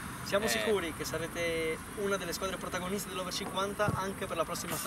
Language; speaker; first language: Italian; native; Italian